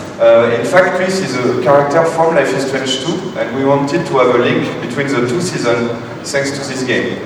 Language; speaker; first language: English; non-native, fluent; French